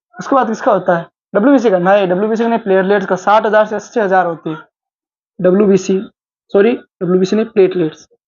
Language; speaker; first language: Hindi; native; Hindi